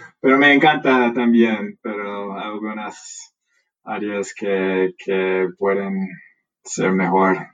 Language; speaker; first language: Spanish; non-native, learner; English